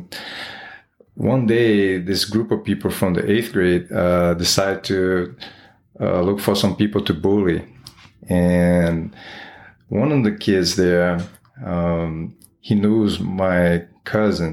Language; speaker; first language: English; non-native, fluent; Portuguese